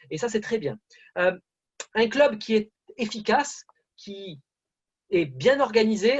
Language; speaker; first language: French; native; French